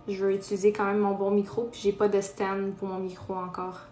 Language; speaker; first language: French; non-native, local second language; Portuguese